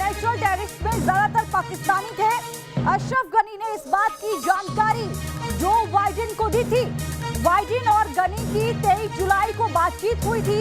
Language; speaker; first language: Hindi; native; Hindi